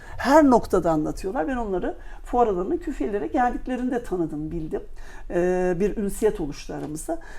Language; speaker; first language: Turkish; native; Turkish